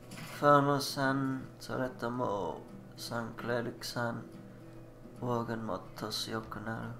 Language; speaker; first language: Japanese; non-native, learner; English